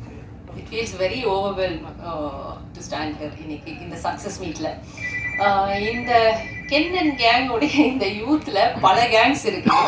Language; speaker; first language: Tamil; native; Tamil